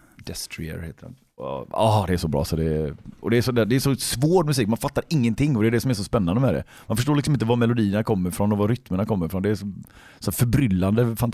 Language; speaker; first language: Swedish; native; Swedish